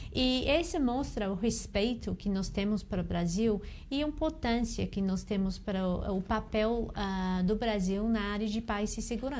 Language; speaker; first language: Portuguese; non-native, fluent; English